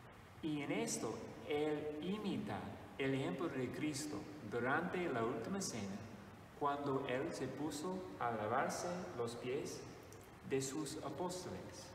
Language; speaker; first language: Spanish; non-native, fluent; English